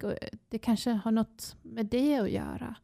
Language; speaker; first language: Swedish; non-native, fluent; English